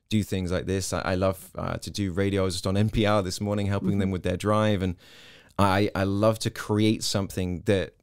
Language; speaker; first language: English; native; English